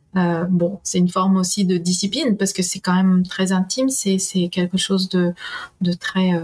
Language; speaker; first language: French; non-native, fluent; Spanish